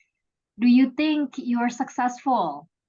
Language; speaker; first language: English; non-native, fluent; Indonesian